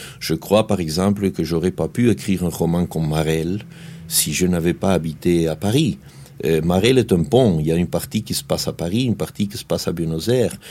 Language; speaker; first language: French; non-native, fluent; Spanish